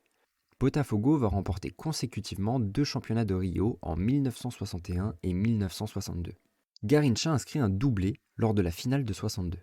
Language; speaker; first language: French; native; French